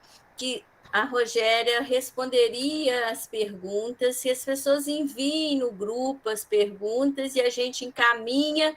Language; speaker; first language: Portuguese; native; Portuguese